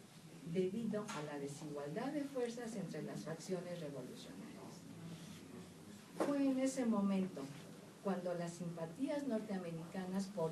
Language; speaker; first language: Spanish; native; Spanish